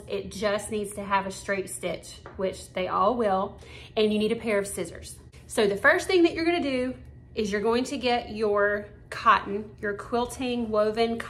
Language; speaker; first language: English; native; English